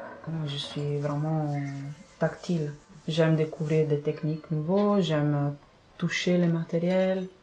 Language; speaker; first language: French; non-native, fluent; Italian